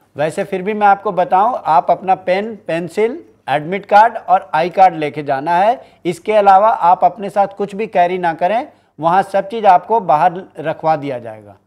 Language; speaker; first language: Hindi; native; Hindi